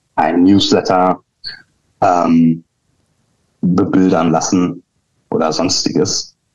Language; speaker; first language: German; native; German